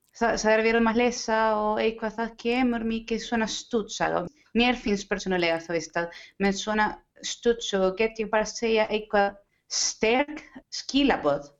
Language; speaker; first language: Icelandic; non-native, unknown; Spanish